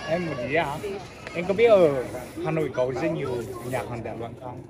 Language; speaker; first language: Vietnamese; non-native, learner; Chinese